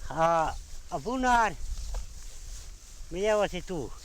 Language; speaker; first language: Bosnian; non-native, local second language; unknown